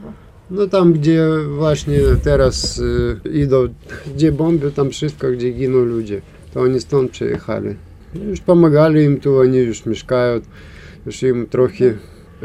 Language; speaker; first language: Polish; non-native, fluent; Ukrainian